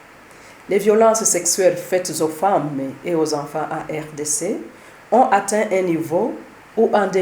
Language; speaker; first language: French; non-native, local second language; Kinyarwanda